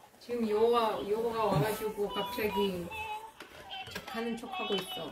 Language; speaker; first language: Korean; non-native, fluent; Russian